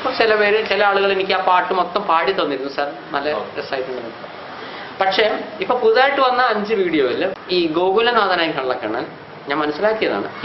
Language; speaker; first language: Malayalam; non-native, local second language; Hindi